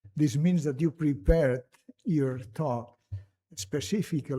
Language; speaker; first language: English; non-native, fluent; Catalan